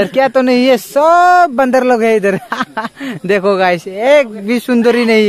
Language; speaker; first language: Hindi; non-native, local second language; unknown